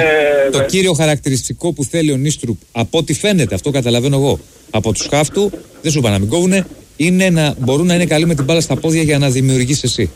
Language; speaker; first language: Greek; native; Greek